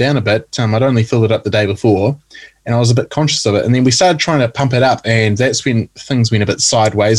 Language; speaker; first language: English; native; English